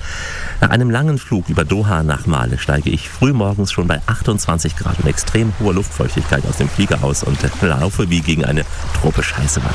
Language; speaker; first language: German; native; German